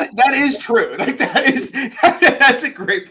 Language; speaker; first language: English; native; English